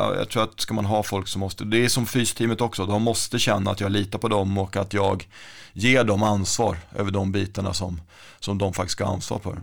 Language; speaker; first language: Swedish; native; Swedish